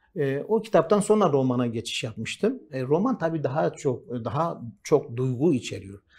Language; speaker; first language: Turkish; non-native, local second language; Kurdish